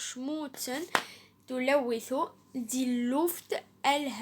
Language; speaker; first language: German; non-native, learner; Arabic